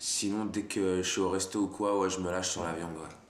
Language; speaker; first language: French; native; French